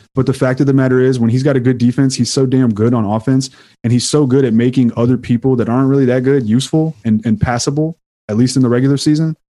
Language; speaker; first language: English; native; English